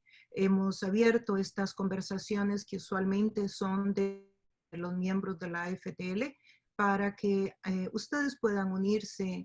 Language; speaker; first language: Spanish; native; Spanish